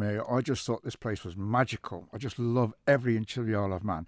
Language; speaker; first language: English; native; English